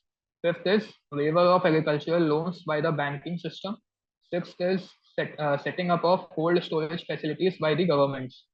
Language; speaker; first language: English; non-native, local second language; Hindi